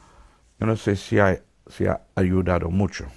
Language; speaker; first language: Spanish; non-native, fluent; Dutch